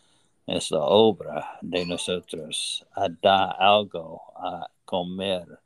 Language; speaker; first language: Spanish; non-native, learner; English